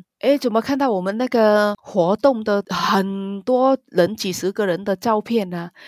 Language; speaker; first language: Chinese; non-native, fluent; Vietnamese